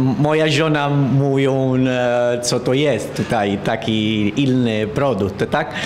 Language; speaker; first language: Polish; non-native, learner; Italian